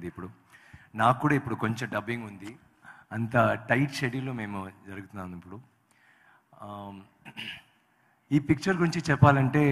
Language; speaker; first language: Telugu; non-native, learner; Tamil